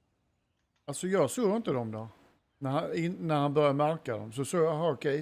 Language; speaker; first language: Swedish; native; Swedish